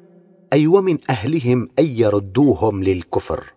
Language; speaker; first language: Arabic; native; Arabic